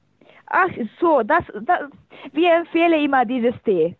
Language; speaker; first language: German; non-native, learner; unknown